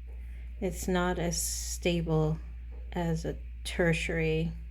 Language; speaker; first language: English; native; English